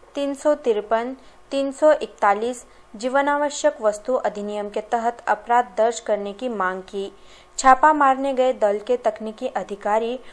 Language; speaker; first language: Hindi; non-native, local second language; Marathi